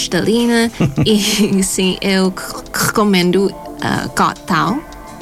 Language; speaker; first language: Portuguese; non-native, fluent; Thai